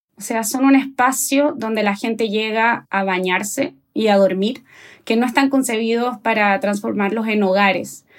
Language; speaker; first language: Spanish; native; Spanish